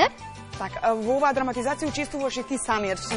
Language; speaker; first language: Macedonian; native; Macedonian